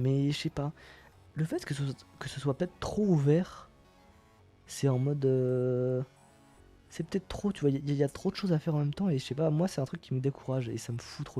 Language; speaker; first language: French; native; French